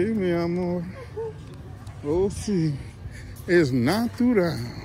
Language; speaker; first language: Spanish; non-native, learner; English